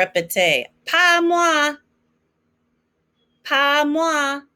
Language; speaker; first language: French; non-native, fluent; English